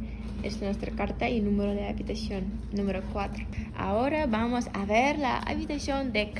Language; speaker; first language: Spanish; non-native, learner; Ukrainian